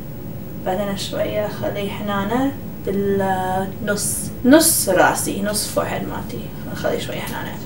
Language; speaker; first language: Arabic; early bilingual, heritage; English